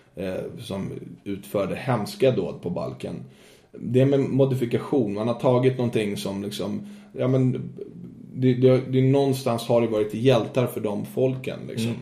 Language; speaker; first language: Swedish; native; Swedish